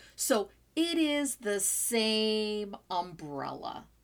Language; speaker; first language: English; non-native, fluent; Portuguese